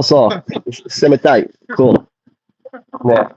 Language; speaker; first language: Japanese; non-native, learner; English